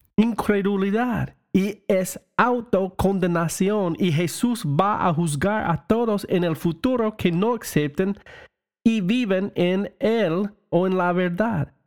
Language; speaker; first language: Spanish; non-native, learner; English